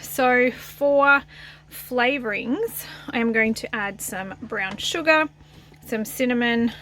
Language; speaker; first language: English; native; English